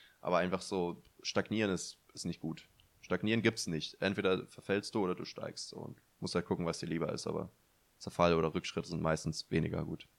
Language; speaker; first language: German; native; German